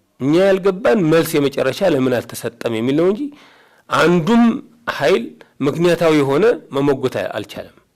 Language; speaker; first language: Amharic; native; Amharic